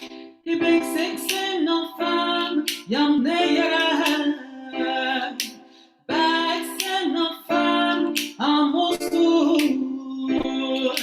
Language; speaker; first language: English; non-native, learner; French